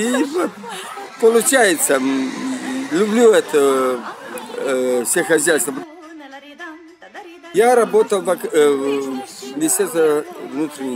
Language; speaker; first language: Russian; non-native, local second language; Romanian